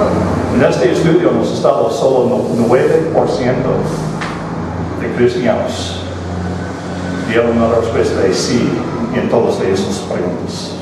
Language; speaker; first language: Spanish; non-native, fluent; English